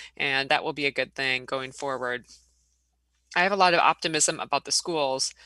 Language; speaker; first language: English; native; English